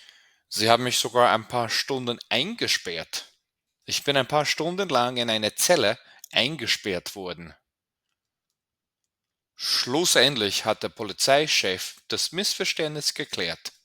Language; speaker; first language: German; non-native, fluent; English